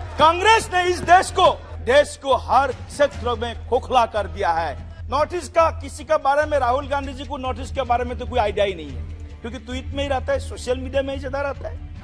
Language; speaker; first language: Hindi; non-native, local second language; Assamese